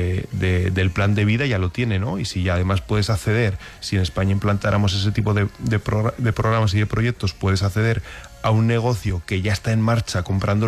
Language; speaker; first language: Spanish; native; Spanish